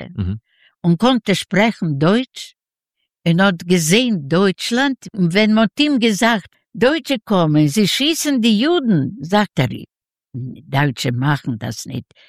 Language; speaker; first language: German; non-native, learner; Yiddish